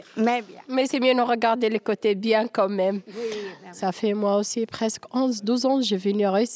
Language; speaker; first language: French; non-native, learner; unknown